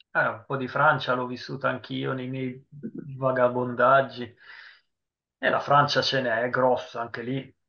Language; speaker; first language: Italian; native; Italian